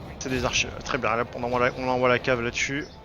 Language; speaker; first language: French; native; French